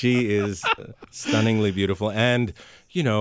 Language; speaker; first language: English; early bilingual, other home language; Spanish